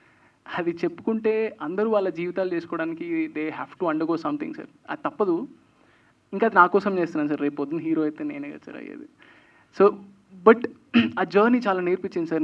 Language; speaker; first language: Telugu; native; Telugu